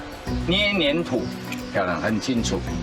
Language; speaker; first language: Chinese; native; Chinese